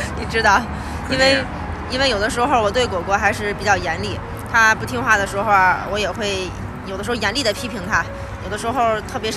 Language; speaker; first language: Chinese; native; Chinese